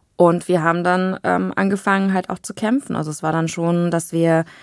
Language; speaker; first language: German; native; German